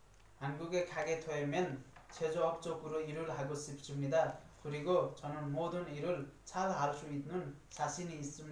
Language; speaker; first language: Korean; non-native, learner; Nepali